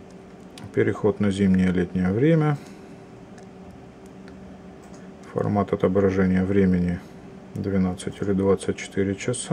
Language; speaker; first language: Russian; native; Russian